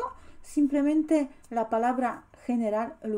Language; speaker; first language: Spanish; non-native, fluent; Polish